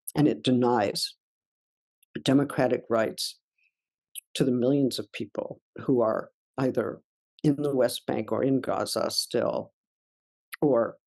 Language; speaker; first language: English; native; English